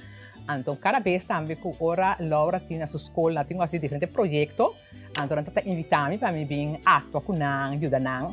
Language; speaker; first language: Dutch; non-native, local second language; Papiamento